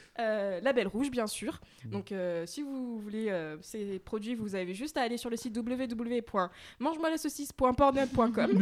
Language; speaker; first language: French; native; French